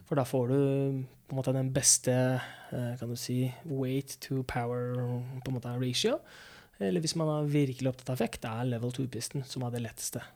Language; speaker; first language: Norwegian; non-native, fluent; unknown